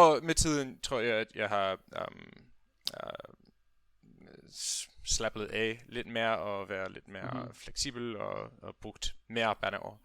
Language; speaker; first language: Danish; non-native, learner; English